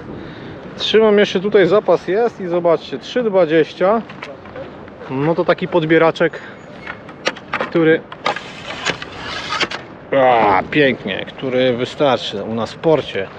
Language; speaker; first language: Polish; native; Polish